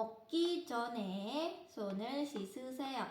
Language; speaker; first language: Korean; non-native, fluent; Indonesian